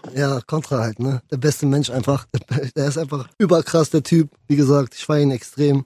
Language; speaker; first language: German; early bilingual, other home language; Kurdish